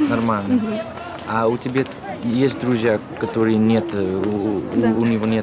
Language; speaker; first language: Russian; non-native, learner; Dutch